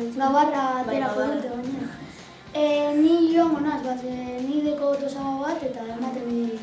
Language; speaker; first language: Basque; non-native, local second language; Spanish